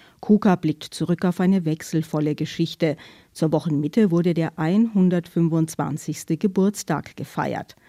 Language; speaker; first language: German; native; German